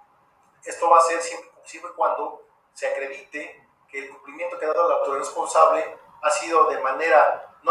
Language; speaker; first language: Spanish; native; Spanish